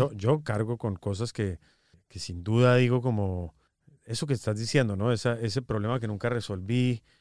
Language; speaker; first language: Spanish; native; Spanish